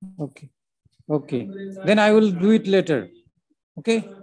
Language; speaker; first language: English; non-native, local second language; Bangla